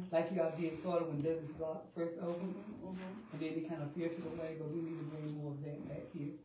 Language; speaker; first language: English; native; English